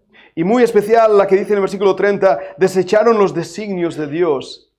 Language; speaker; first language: Spanish; native; Spanish